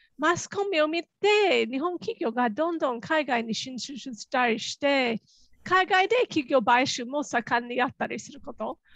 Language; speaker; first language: Japanese; non-native, fluent; English